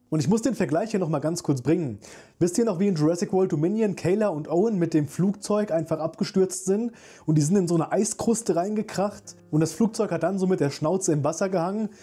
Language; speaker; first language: German; native; German